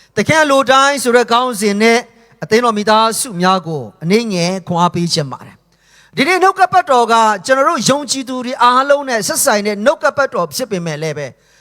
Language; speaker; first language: Burmese; non-native, local second language; Hakha Chin